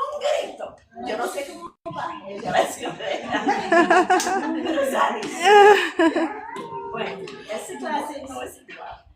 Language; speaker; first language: Spanish; non-native, fluent; English